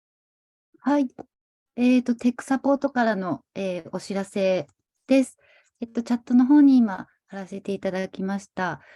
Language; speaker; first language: Japanese; native; Japanese